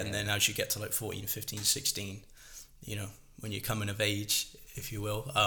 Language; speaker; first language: English; native; English